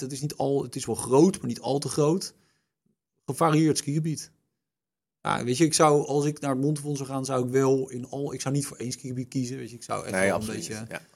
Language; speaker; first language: Dutch; native; Dutch